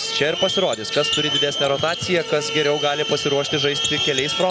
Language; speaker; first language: Lithuanian; native; Lithuanian